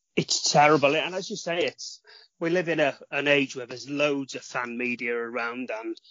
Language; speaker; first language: English; native; English